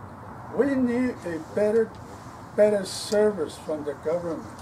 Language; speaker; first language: English; non-native, local second language; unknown